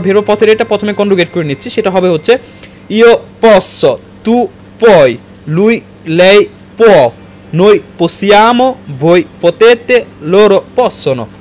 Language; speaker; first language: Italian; non-native, fluent; Bangla